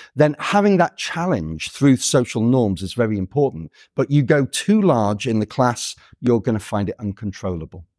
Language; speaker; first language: English; native; English